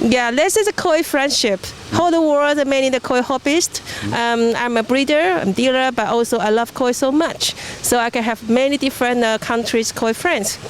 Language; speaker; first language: English; non-native, learner; Chinese